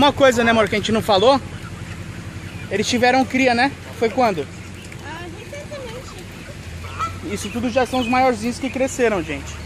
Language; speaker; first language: Portuguese; native; Portuguese